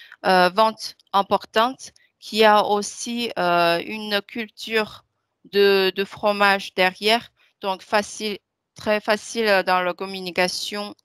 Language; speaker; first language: French; non-native, fluent; Chinese